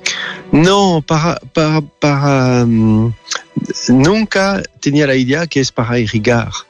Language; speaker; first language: Spanish; non-native, learner; French